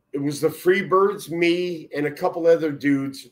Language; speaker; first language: English; native; English